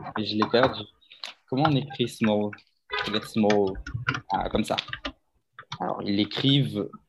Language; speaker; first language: French; native; French